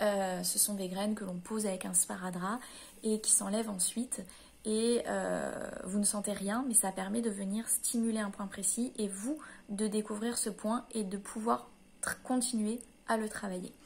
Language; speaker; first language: French; native; French